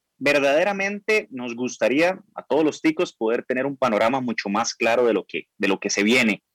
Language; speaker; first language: Spanish; native; Spanish